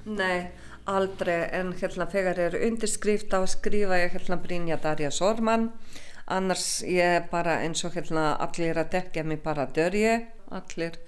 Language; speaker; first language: Icelandic; non-native, learner; Slovenian